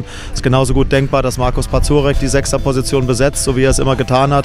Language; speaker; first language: German; native; German